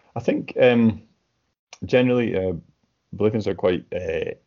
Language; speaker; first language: English; native; English